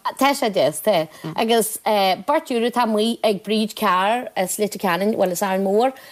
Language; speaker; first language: Irish; native; Irish